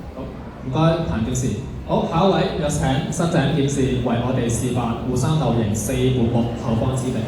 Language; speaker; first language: Cantonese; native; Cantonese